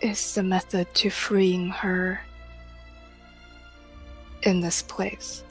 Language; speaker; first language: English; native; English